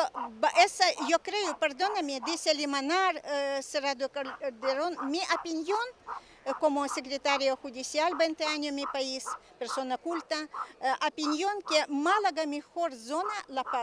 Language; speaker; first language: Spanish; non-native, learner; Russian